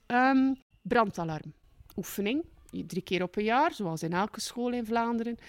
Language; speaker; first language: Dutch; native; Dutch